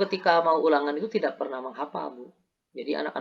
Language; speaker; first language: Indonesian; native; Indonesian